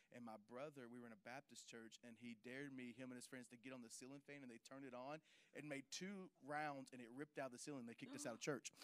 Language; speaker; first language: English; native; English